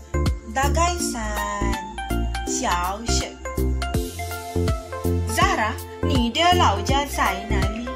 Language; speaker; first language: Chinese; non-native, learner; Malay